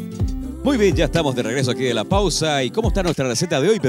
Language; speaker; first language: Spanish; native; Spanish